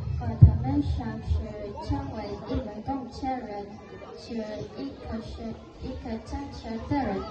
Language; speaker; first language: Chinese; non-native, learner; Indonesian